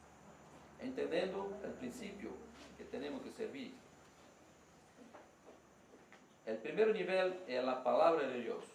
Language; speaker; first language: Spanish; non-native, learner; Portuguese